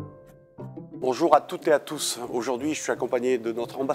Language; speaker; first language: French; native; French